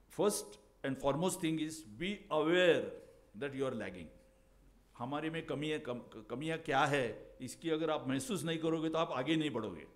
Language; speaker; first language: Hindi; non-native, local second language; Marathi